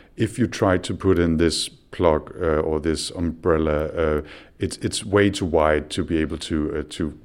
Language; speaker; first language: English; non-native, fluent; Danish